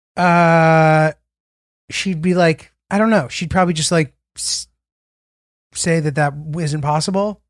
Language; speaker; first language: English; native; English